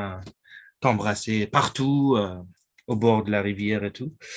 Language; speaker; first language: French; non-native, fluent; Persian